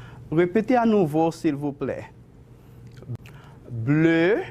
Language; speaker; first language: French; non-native, fluent; Spanish